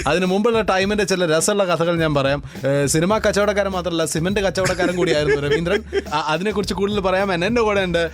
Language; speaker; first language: Malayalam; native; Malayalam